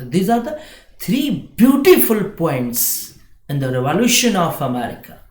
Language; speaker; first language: English; non-native, local second language; Hindi